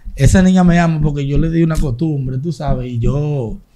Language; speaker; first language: Spanish; native; Spanish